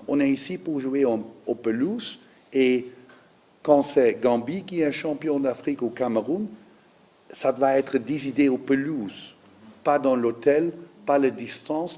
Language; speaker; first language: French; non-native, learner; Dutch